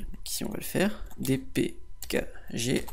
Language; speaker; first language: French; native; French